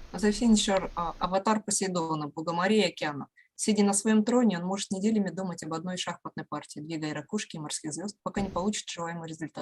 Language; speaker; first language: Russian; native; Russian